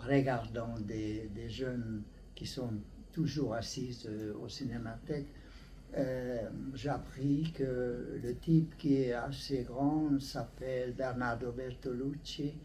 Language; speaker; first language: French; non-native, learner; Hungarian